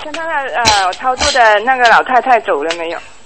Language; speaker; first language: Chinese; native; Chinese